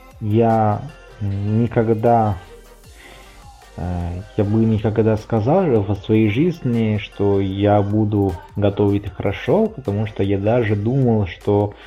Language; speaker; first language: Russian; non-native, fluent; Italian